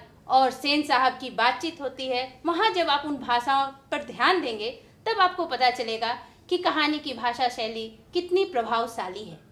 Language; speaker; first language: Hindi; native; Hindi